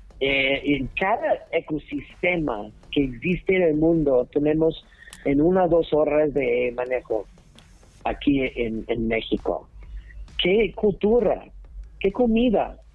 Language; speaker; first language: Spanish; non-native, learner; English